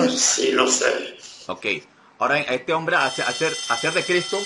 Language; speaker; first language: Spanish; native; Spanish